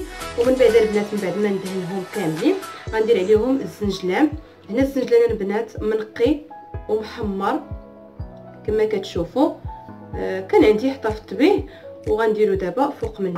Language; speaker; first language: Arabic; native; Arabic